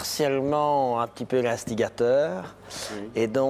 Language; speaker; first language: French; native; French